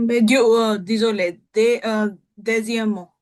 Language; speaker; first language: French; non-native, learner; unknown